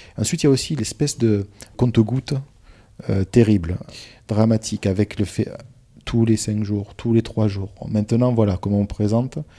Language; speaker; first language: French; native; French